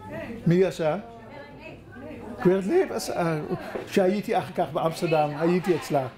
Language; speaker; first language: Hebrew; non-native, fluent; Dutch